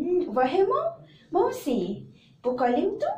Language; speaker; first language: French; non-native, learner; Malay